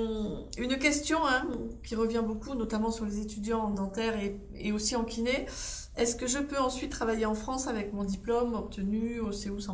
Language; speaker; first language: French; native; French